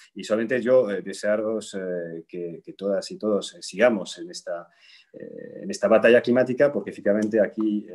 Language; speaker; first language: Spanish; native; Spanish